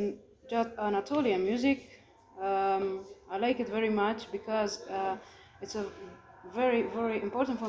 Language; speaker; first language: English; non-native, learner; Romanian